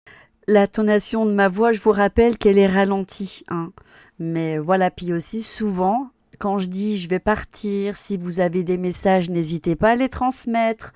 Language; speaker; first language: French; native; French